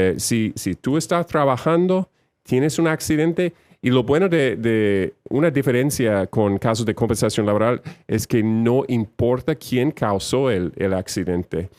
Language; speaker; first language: Spanish; non-native, fluent; English